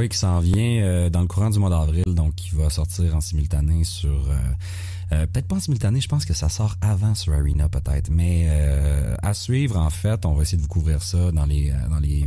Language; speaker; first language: French; native; French